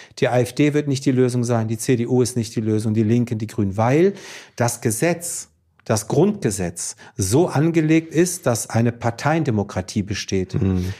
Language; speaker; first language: German; early bilingual, other home language; Greek